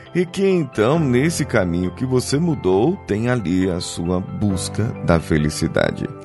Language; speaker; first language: Portuguese; native; Portuguese